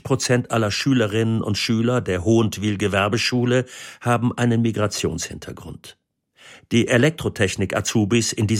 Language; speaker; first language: German; native; German